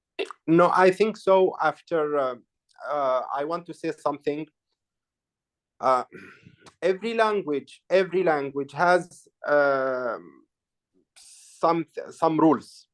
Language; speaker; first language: English; non-native, learner; Arabic